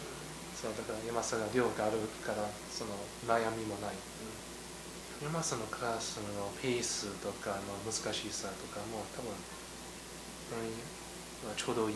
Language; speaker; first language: Japanese; non-native, learner; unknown